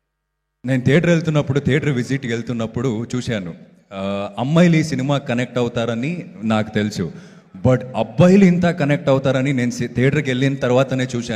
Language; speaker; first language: Telugu; non-native, fluent; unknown